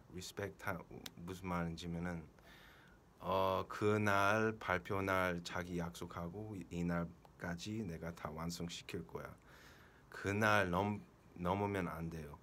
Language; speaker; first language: Korean; early bilingual, heritage; Korean